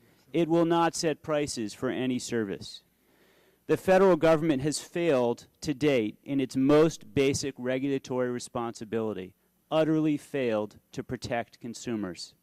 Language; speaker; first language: English; native; English